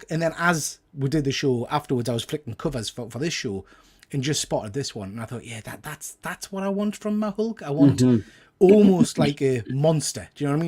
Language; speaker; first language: English; native; English